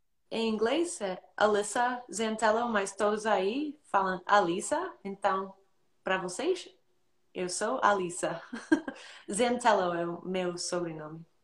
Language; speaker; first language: Portuguese; non-native, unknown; English